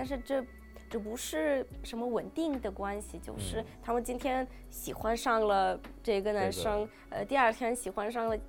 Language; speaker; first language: Chinese; non-native, fluent; Russian